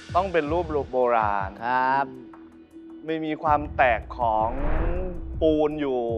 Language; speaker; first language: Thai; native; Thai